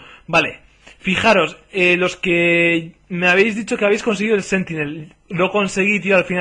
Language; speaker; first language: Spanish; native; Spanish